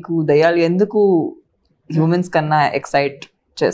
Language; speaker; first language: Telugu; non-native, learner; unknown